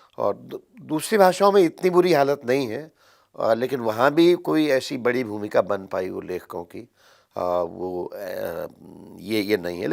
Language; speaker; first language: Hindi; native; Hindi